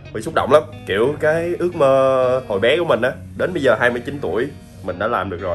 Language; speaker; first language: Vietnamese; native; Vietnamese